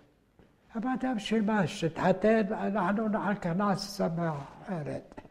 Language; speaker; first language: Hebrew; early bilingual, other home language; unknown